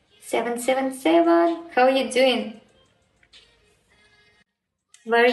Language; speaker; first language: English; non-native, learner; Russian